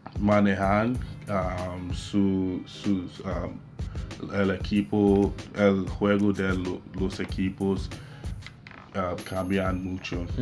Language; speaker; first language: Spanish; non-native, learner; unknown